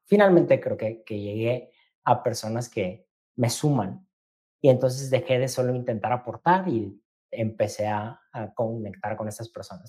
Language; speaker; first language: Spanish; native; Spanish